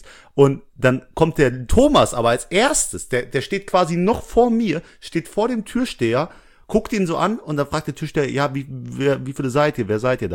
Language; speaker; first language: German; native; German